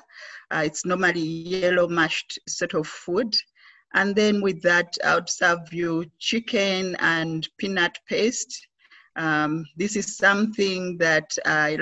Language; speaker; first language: English; non-native, local second language; Ganda